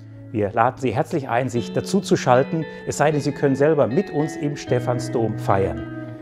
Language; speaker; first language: German; native; German